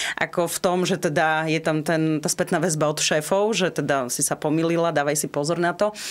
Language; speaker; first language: Slovak; non-native, local second language; Rusyn